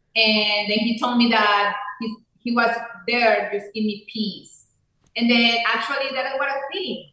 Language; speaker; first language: English; non-native, fluent; Spanish